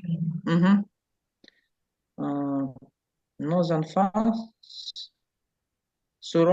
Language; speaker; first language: French; non-native, learner; Ukrainian